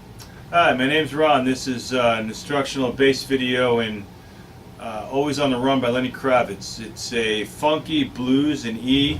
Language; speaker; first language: English; native; English